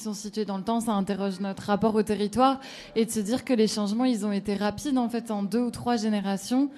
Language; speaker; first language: French; native; French